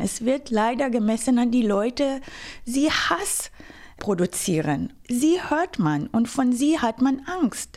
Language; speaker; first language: German; non-native, fluent; Hebrew